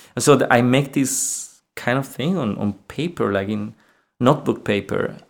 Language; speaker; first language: English; non-native, fluent; Spanish